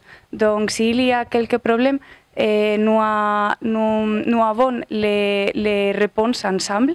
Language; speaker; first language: French; non-native, learner; Spanish